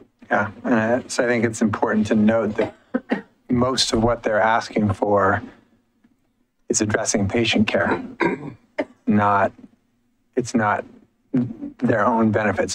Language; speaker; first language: English; native; English